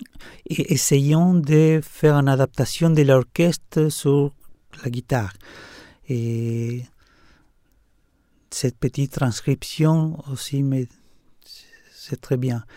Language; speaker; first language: French; non-native, fluent; Spanish